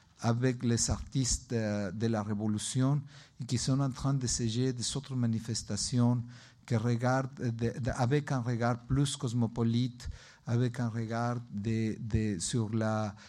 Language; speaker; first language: French; non-native, learner; Spanish